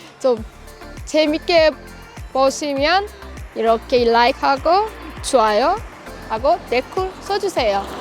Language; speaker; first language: Korean; non-native, learner; Persian